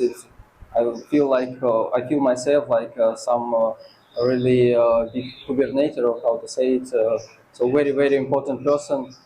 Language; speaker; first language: English; non-native, learner; Russian